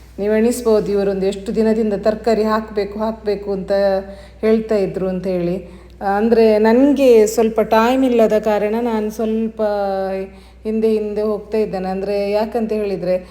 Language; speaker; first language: Kannada; non-native, local second language; Tulu